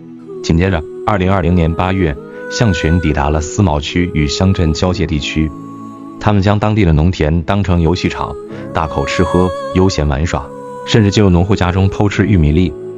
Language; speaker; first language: Chinese; native; Chinese